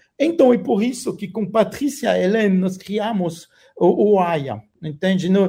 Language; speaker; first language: Portuguese; non-native, fluent; French